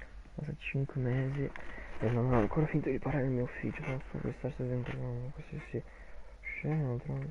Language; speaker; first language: Italian; native; Italian